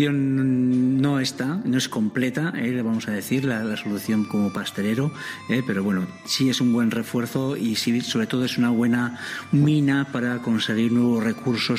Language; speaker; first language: Spanish; native; Spanish